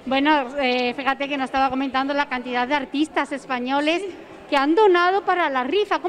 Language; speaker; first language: Spanish; native; Spanish